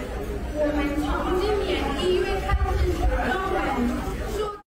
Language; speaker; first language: Chinese; non-native, learner; English